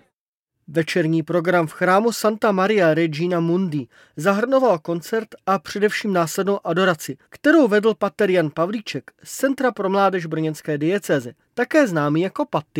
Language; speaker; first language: Czech; native; Czech